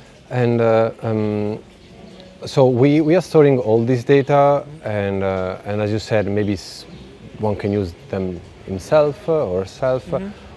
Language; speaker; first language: English; non-native, fluent; Italian